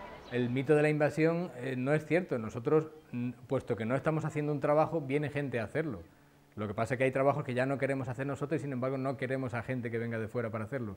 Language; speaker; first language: Spanish; native; Spanish